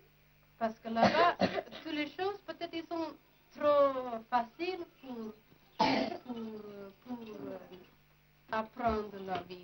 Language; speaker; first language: French; non-native, learner; English